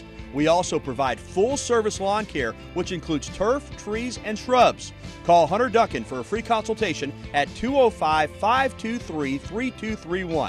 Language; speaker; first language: English; native; English